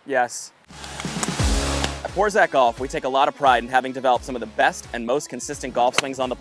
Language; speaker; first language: English; native; English